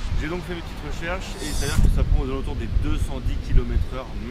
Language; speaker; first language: French; native; French